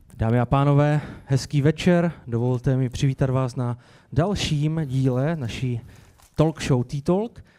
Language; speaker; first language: Czech; native; Czech